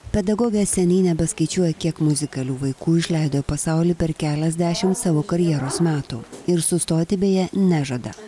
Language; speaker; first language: Lithuanian; native; Lithuanian